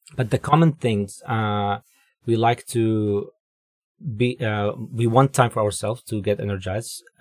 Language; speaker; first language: English; non-native, fluent; Arabic